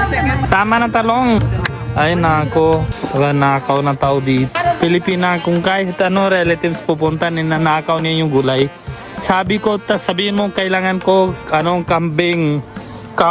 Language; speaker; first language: Filipino; non-native, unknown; Hindi